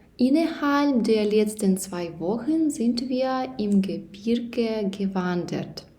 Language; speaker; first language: German; non-native, fluent; Ukrainian